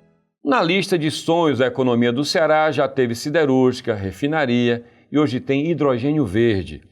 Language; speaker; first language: Portuguese; native; Portuguese